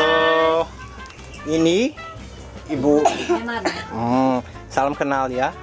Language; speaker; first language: Indonesian; non-native, fluent; Portuguese